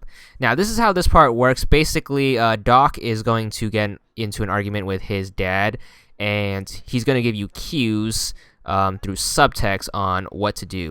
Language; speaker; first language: English; native; English